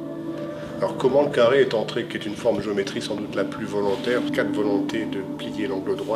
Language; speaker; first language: French; native; French